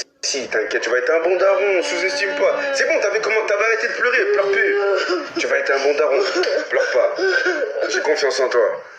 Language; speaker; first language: French; native; French